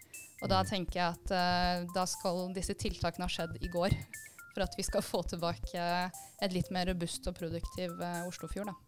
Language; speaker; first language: Norwegian; native; Norwegian